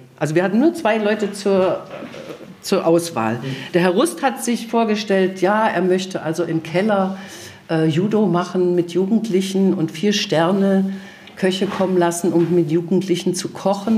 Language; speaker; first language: German; native; German